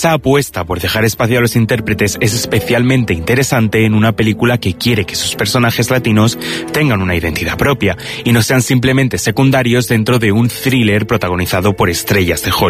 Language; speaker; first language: Spanish; native; Spanish